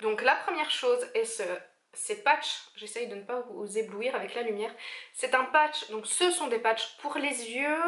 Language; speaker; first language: French; native; French